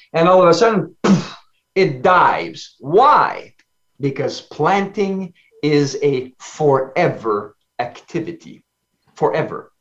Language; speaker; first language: English; non-native, fluent; French